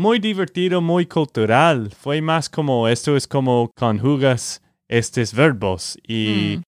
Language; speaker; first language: Spanish; non-native, fluent; English